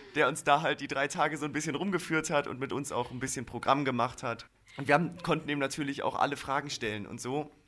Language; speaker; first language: German; native; German